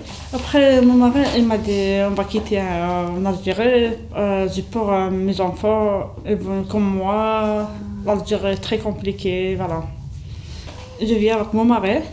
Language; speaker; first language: French; non-native, learner; Kabyle